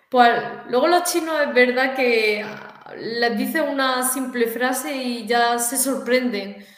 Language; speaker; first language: Spanish; native; Spanish